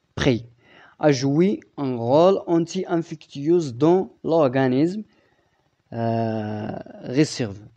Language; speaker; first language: French; non-native, local second language; Arabic